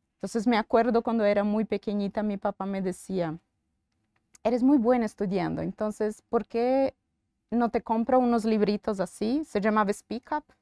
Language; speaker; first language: Spanish; non-native, fluent; Portuguese